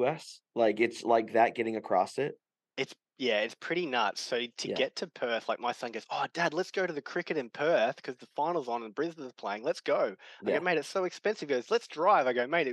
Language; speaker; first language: English; native; English